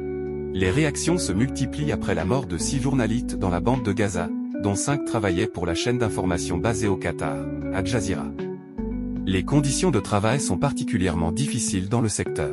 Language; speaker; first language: French; native; French